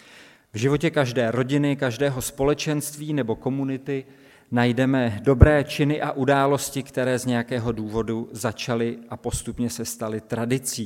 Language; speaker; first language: Czech; native; Czech